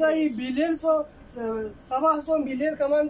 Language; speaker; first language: Arabic; non-native, learner; Amharic